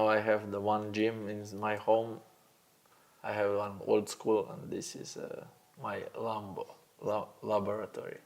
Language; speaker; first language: English; non-native, learner; Slovenian